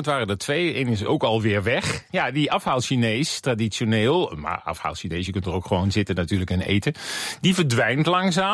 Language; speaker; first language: Dutch; native; Dutch